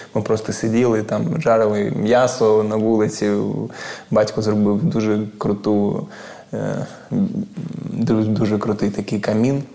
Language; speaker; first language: Ukrainian; non-native, local second language; Russian